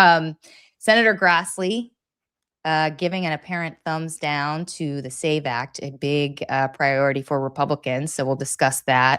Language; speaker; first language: English; native; English